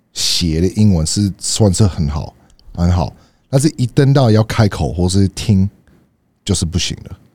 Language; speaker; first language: Chinese; non-native, fluent; English